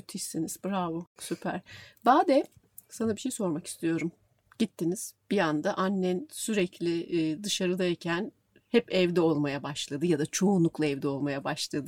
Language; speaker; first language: Turkish; native; Turkish